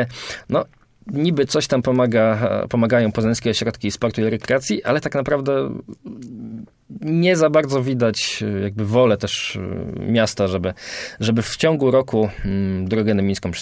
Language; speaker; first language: Polish; native; Polish